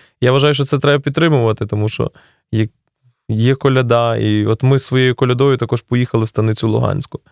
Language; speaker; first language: Ukrainian; native; Ukrainian